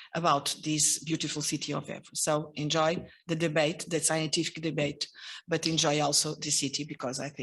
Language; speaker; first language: English; non-native, fluent; Portuguese